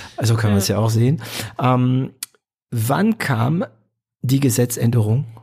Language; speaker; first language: German; non-native, fluent; French